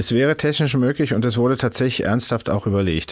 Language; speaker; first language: German; native; German